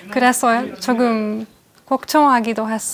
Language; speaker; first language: Korean; non-native, fluent; Hungarian